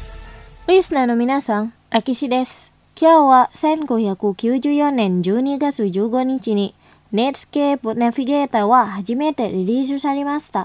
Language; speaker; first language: Japanese; non-native, fluent; Indonesian